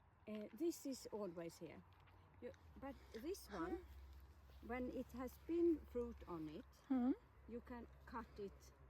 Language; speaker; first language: English; non-native, learner; Swedish